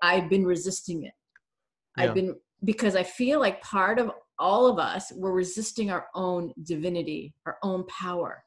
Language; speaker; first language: English; native; English